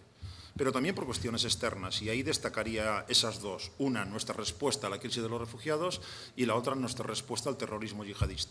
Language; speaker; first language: Spanish; native; Spanish